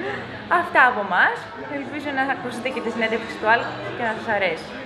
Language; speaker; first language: Greek; native; Greek